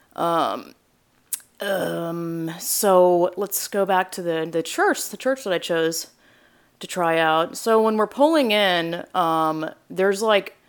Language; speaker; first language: English; native; English